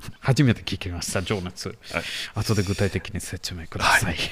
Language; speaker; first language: Japanese; non-native, learner; Bangla